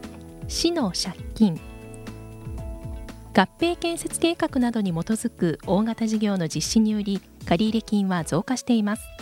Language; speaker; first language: Japanese; native; Japanese